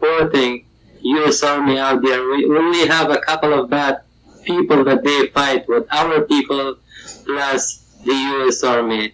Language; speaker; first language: English; non-native, learner; Persian